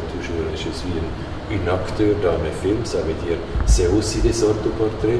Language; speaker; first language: French; non-native, learner; German